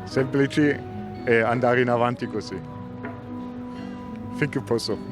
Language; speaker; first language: Italian; non-native, learner; German